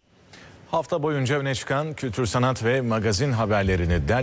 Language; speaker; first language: Turkish; native; Turkish